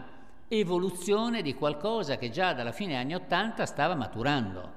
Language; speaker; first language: Italian; native; Italian